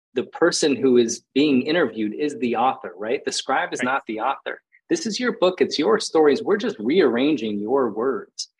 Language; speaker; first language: English; native; English